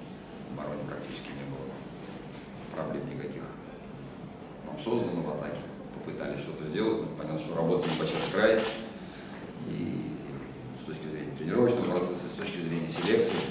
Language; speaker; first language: Russian; native; Russian